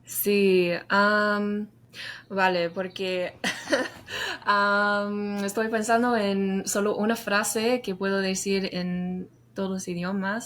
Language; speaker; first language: Spanish; non-native, fluent; English